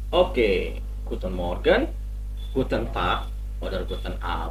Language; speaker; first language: German; non-native, fluent; Indonesian